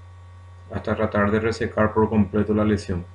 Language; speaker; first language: Spanish; native; Spanish